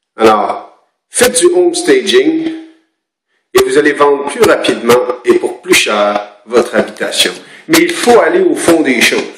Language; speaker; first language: French; native; French